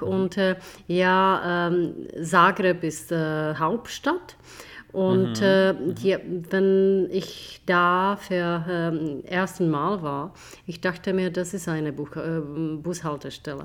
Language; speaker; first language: German; non-native, fluent; Czech